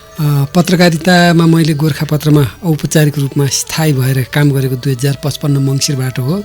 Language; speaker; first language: Nepali; native; Nepali